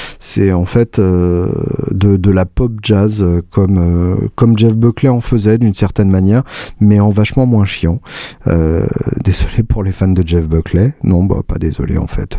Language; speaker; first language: French; native; French